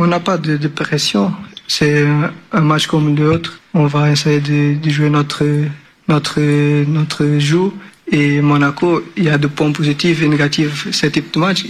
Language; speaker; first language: French; non-native, learner; Portuguese